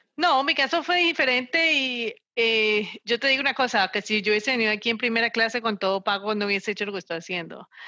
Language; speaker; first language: Spanish; native; Spanish